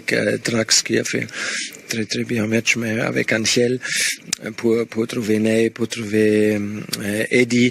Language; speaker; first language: French; non-native, learner; Spanish